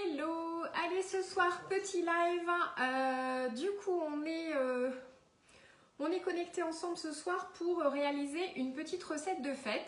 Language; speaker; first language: French; native; French